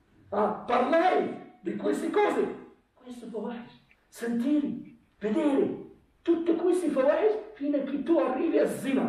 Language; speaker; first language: Italian; non-native, fluent; Arabic